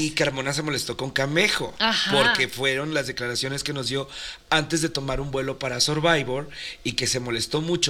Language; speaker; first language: Spanish; native; Spanish